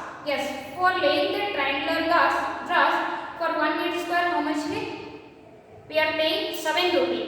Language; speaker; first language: English; non-native, local second language; Kannada